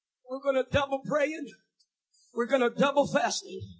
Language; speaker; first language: English; non-native, fluent; Portuguese